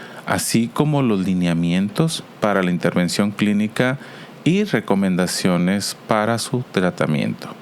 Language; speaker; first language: Spanish; native; Spanish